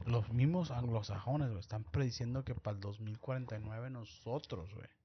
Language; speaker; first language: Spanish; early bilingual, heritage; Spanish